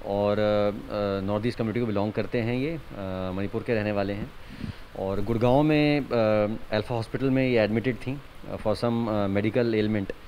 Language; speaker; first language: Hindi; native; Hindi